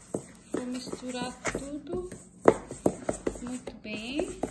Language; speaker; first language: Portuguese; non-native, fluent; Hindi